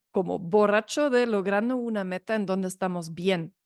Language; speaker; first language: Spanish; non-native, fluent; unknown